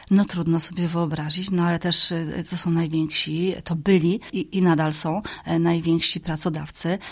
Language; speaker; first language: Polish; native; Polish